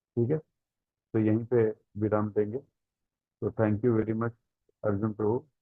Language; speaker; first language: Hindi; non-native, local second language; Tamil